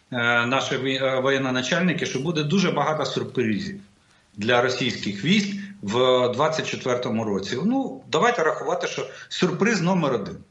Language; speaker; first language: Ukrainian; non-native, local second language; Russian